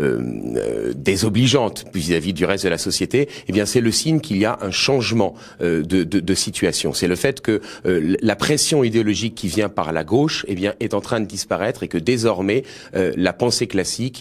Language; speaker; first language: French; native; French